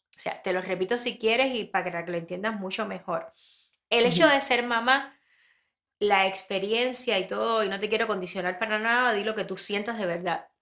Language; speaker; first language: Spanish; native; Spanish